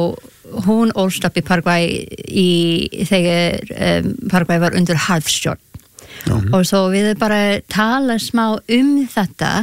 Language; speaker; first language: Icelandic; non-native, learner; English